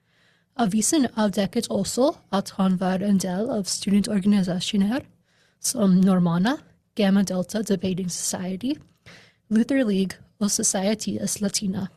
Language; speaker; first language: Norwegian; non-native, learner; English